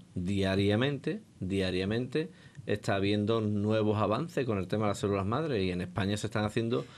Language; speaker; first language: Spanish; native; Spanish